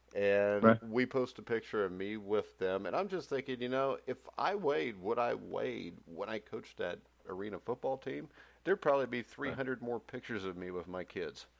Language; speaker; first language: English; native; English